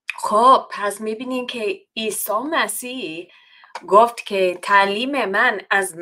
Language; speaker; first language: Persian; non-native, fluent; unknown